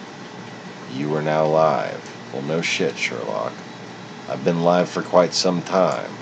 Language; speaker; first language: English; native; English